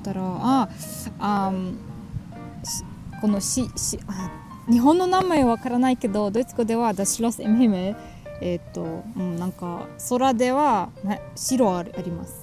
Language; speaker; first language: Japanese; non-native, learner; German